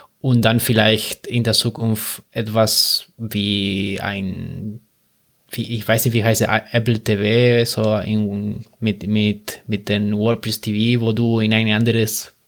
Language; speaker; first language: German; non-native, fluent; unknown